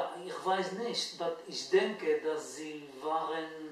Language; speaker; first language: German; non-native, learner; Hebrew